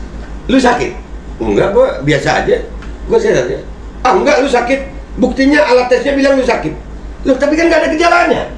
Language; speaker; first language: Indonesian; native; Indonesian